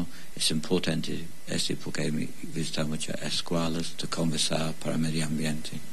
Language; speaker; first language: Spanish; non-native, learner; English